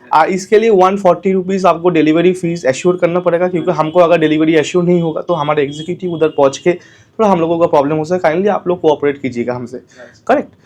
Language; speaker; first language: Hindi; non-native, local second language; Bangla